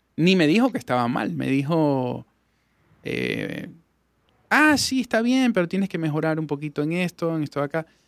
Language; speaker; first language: Spanish; native; Spanish